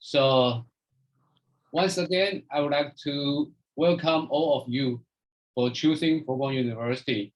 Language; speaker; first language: English; non-native, fluent; Chinese